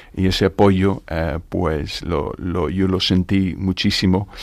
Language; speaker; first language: Spanish; non-native, fluent; English